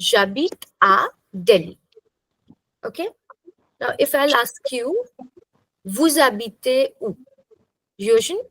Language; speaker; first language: French; non-native, fluent; English